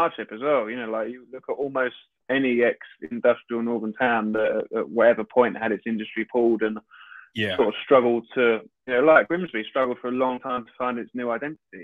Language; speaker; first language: English; native; English